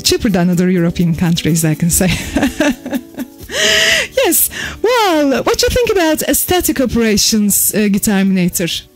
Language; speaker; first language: English; non-native, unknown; Turkish